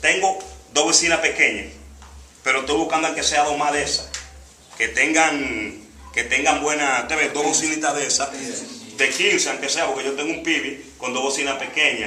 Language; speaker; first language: Spanish; native; Spanish